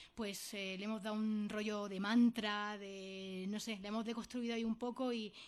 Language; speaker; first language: Spanish; native; Spanish